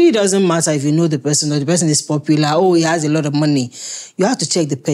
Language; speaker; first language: English; native; English